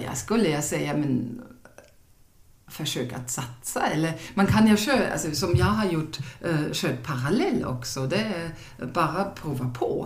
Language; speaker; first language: Swedish; non-native, fluent; German